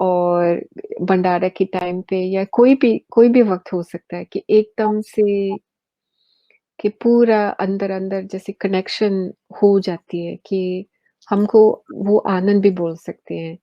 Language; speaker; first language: Hindi; early bilingual, heritage; Hindi